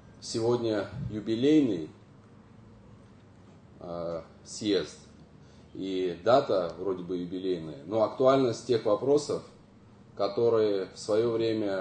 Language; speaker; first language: Russian; native; Russian